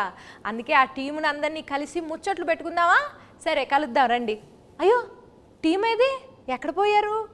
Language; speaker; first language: Telugu; native; Telugu